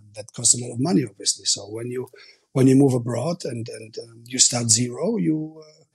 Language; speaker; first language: English; non-native, fluent; German